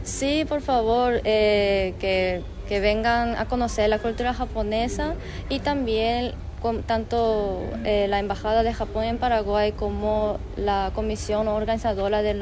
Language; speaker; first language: Spanish; non-native, fluent; Japanese